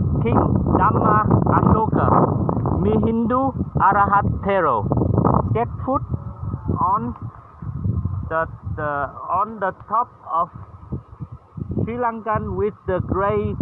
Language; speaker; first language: English; non-native, learner; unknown